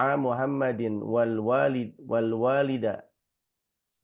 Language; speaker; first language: Arabic; non-native, learner; Indonesian